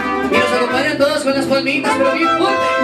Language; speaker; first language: Spanish; native; Spanish